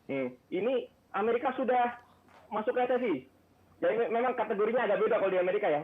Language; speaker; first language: Indonesian; native; Indonesian